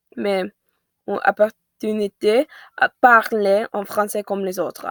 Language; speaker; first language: French; non-native, learner; English